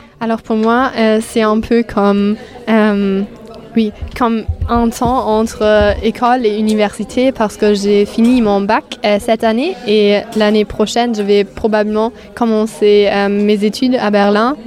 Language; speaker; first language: French; non-native, fluent; German